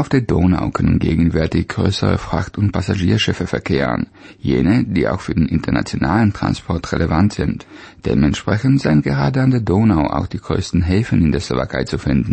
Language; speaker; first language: German; native; German